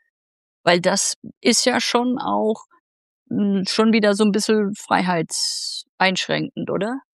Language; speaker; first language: German; native; German